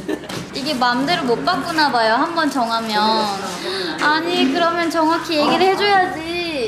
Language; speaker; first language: Korean; native; Korean